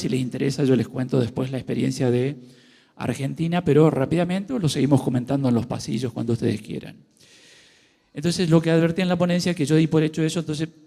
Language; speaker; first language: Spanish; native; Spanish